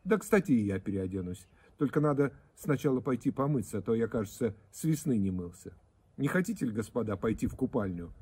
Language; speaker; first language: Russian; native; Russian